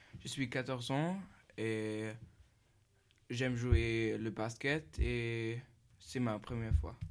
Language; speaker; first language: French; non-native, learner; German